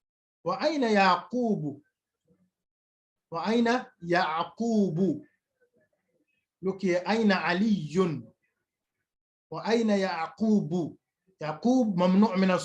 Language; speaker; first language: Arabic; non-native, fluent; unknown